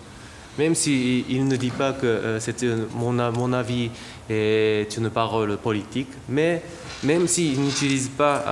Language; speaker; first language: French; non-native, fluent; Japanese